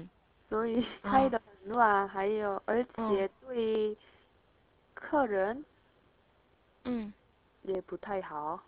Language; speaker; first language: Chinese; non-native, learner; Korean